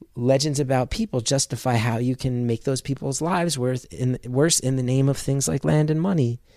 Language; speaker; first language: English; native; English